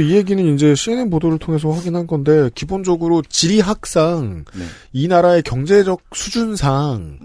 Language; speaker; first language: Korean; native; Korean